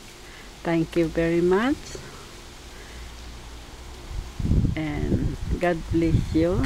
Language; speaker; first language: English; non-native, learner; Filipino